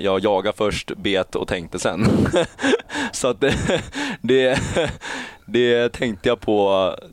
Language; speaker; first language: Swedish; early bilingual, other home language; Chinese